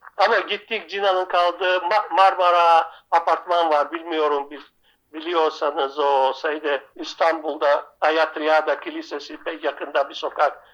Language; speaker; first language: Turkish; non-native, local second language; Greek